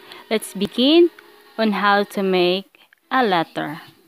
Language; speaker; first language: English; non-native, local second language; Filipino